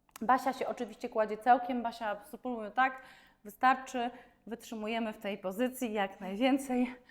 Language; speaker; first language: Polish; native; Polish